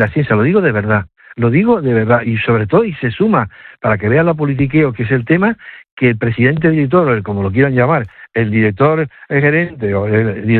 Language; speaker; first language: Spanish; native; Spanish